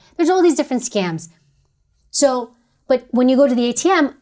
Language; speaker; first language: English; native; English